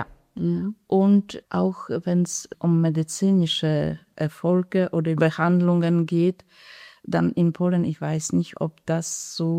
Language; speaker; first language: German; non-native, fluent; Polish